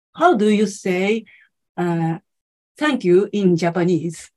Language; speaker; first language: English; non-native, learner; Japanese